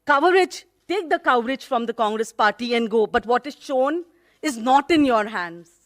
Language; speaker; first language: English; non-native, local second language; Hindi